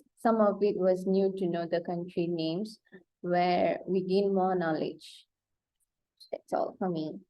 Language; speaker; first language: English; non-native, learner; Malay